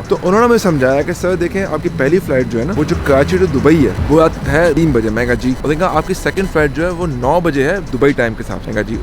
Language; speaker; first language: Urdu; native; Urdu